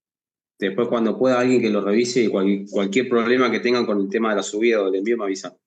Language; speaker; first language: Spanish; native; Spanish